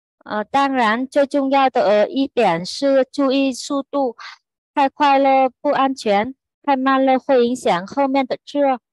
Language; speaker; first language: Chinese; non-native, fluent; Vietnamese